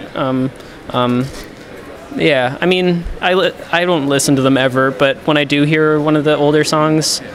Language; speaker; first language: English; native; English